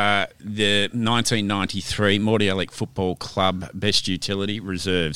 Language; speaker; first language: English; native; English